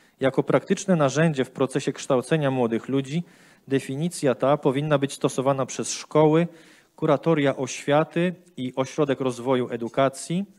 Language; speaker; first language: Polish; native; Polish